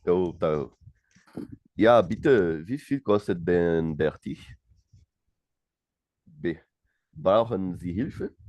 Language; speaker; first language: German; non-native, learner; Portuguese